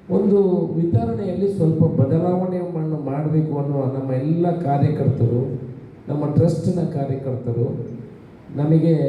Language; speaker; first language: Kannada; non-native, local second language; Tulu